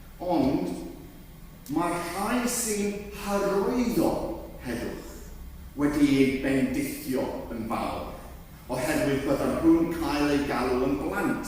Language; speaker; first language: Welsh; non-native, fluent; English